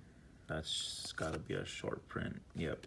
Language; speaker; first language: English; native; English